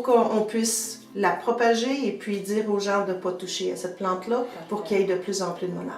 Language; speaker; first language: French; native; French